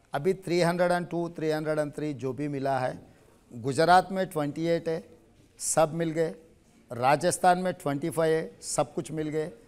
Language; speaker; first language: Hindi; non-native, local second language; Telugu